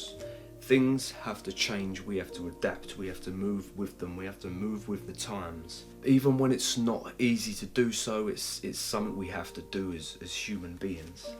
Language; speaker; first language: English; native; English